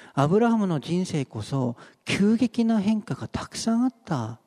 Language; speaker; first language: Japanese; native; Japanese